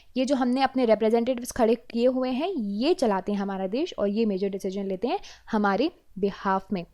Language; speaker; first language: Hindi; native; Hindi